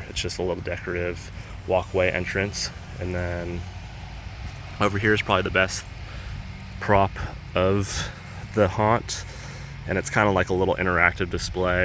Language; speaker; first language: English; native; English